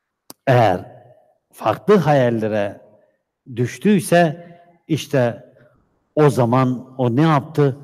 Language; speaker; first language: Turkish; native; Turkish